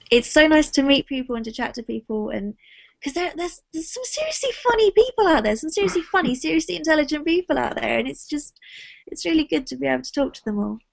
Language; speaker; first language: English; native; English